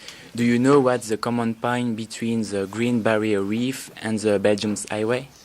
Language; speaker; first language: English; non-native, learner; French